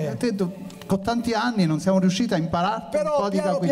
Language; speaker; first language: Italian; native; Italian